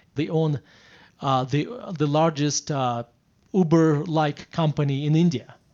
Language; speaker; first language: English; non-native, fluent; Russian